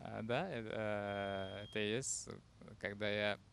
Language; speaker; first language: Russian; non-native, learner; Uzbek